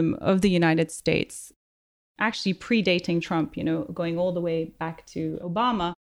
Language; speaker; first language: English; non-native, local second language; German